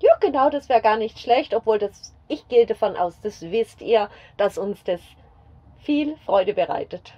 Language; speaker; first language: German; native; German